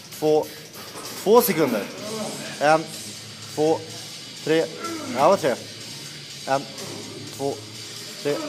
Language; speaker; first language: Swedish; native; Swedish